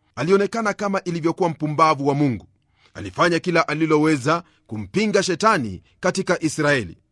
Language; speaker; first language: Swahili; non-native, local second language; Luyia